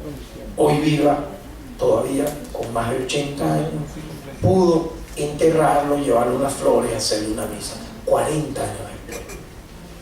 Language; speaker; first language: Spanish; native; Spanish